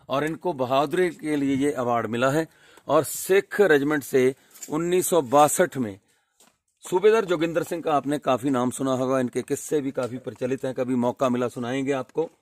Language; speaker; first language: Hindi; non-native, local second language; Punjabi